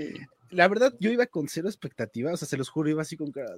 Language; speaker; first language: Spanish; native; Spanish